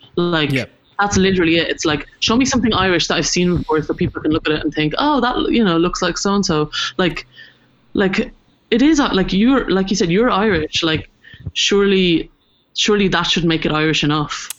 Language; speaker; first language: English; native; English